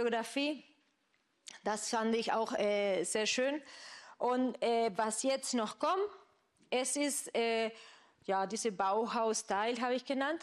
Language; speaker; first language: German; non-native, fluent; Spanish